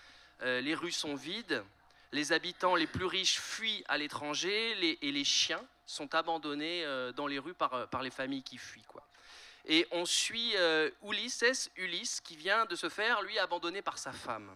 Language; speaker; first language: French; native; French